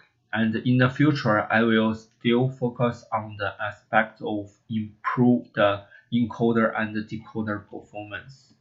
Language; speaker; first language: English; non-native, learner; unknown